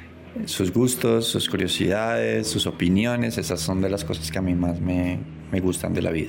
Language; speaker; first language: Spanish; native; Spanish